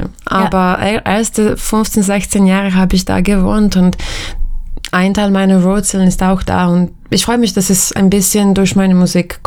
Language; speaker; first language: German; non-native, fluent; Italian